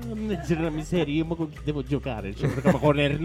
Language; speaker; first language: Italian; native; Italian